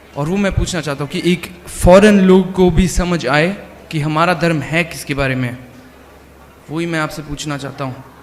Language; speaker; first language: Hindi; early bilingual, heritage; Hindi